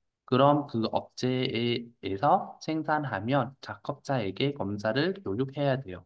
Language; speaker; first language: Korean; non-native, fluent; Vietnamese